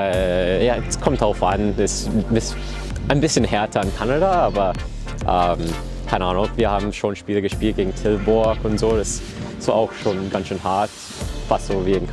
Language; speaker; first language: German; early bilingual, heritage; German